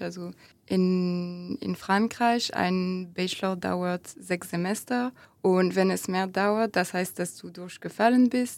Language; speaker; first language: German; non-native, fluent; French